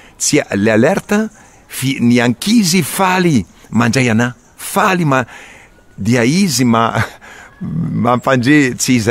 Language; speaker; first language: Malagasy; non-native, fluent; Spanish